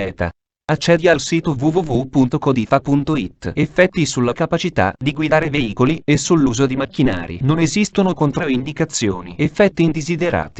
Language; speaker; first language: Italian; native; Italian